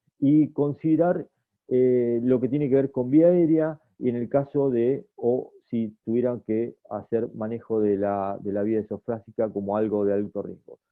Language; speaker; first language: Spanish; native; Spanish